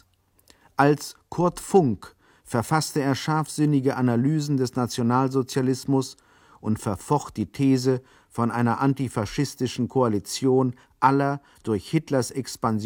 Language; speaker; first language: German; native; German